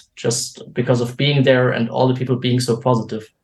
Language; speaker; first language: English; non-native, fluent; German